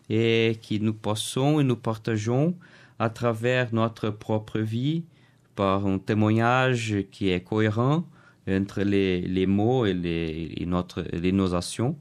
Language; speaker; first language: French; non-native, learner; Portuguese